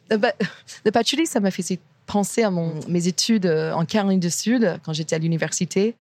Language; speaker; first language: French; non-native, fluent; English